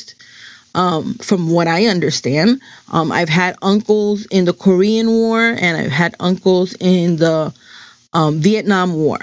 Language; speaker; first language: English; early bilingual, other home language; Spanish